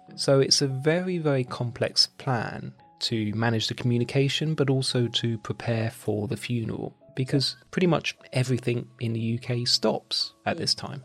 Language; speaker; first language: English; native; English